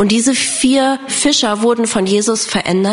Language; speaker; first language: German; non-native, fluent; English